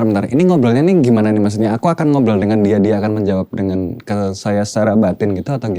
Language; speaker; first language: Indonesian; native; Indonesian